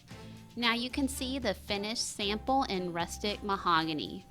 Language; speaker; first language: English; native; English